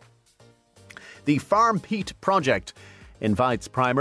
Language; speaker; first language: English; native; English